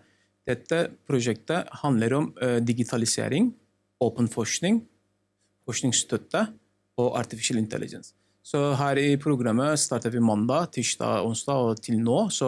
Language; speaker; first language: Norwegian; non-native, learner; Turkish